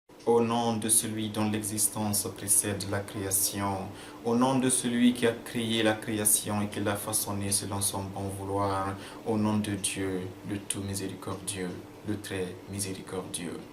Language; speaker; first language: French; non-native, local second language; Fula